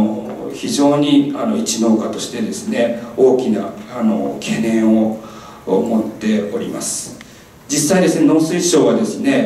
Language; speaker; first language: Japanese; native; Japanese